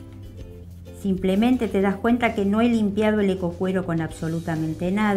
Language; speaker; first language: Spanish; native; Spanish